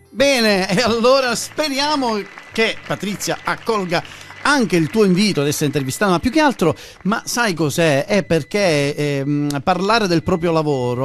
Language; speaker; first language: Italian; native; Italian